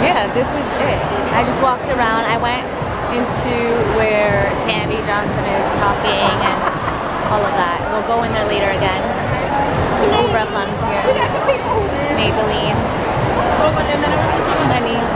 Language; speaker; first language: English; early bilingual, other home language; Spanish